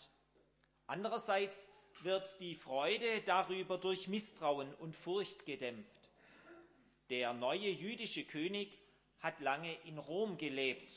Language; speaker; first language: German; native; German